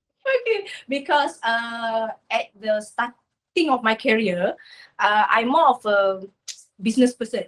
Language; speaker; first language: English; non-native, local second language; Malay